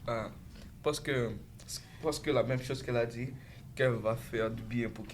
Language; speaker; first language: French; non-native, local second language; Haitian Creole